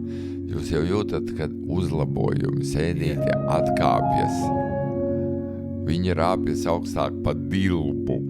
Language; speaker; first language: Latvian; native; Latvian